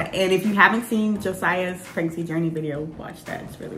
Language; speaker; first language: English; native; English